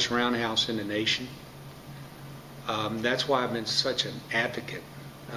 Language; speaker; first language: English; native; English